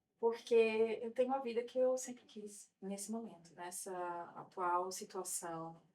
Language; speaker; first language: Portuguese; native; Portuguese